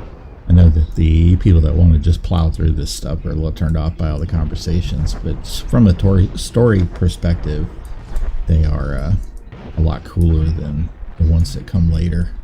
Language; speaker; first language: English; native; English